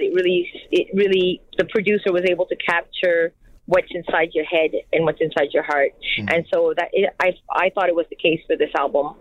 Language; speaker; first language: English; non-native, fluent; French